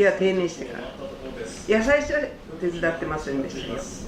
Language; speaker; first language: Japanese; native; Japanese